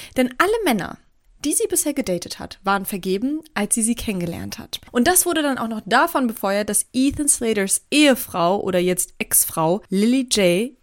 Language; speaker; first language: German; early bilingual, other home language; Turkish